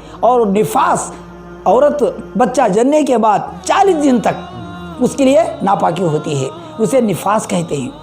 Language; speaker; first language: Urdu; native; Urdu